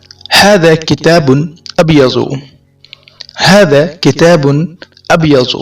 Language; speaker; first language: Arabic; non-native, fluent; Urdu